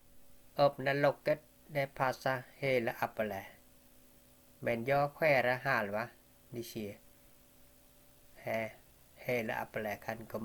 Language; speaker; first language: Swedish; non-native, learner; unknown